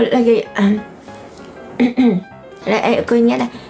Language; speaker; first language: Indonesian; non-native, learner; Vietnamese